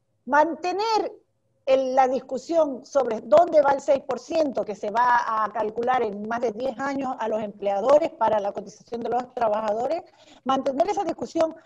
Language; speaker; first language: Spanish; native; Spanish